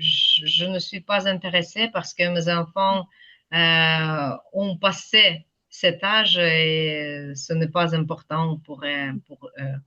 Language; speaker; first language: French; non-native, fluent; Ukrainian